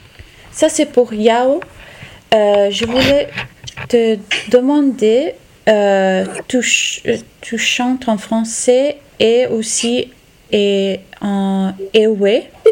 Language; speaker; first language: French; non-native, learner; Italian